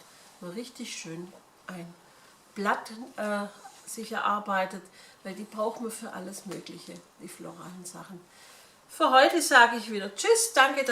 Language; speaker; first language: German; native; German